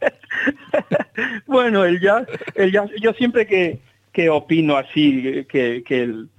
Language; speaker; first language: Spanish; early bilingual, other home language; Portuguese